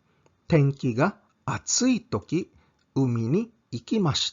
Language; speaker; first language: Japanese; non-native, fluent; English